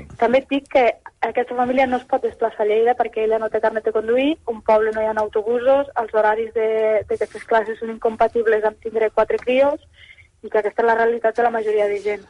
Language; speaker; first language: Catalan; native; Catalan